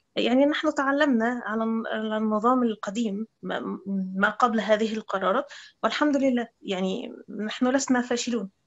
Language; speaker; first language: Arabic; native; Arabic